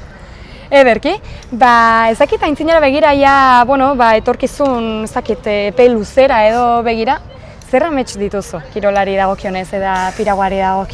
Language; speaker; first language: Basque; native; Basque